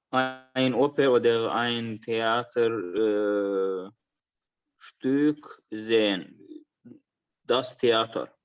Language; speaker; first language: German; non-native, learner; Azerbaijani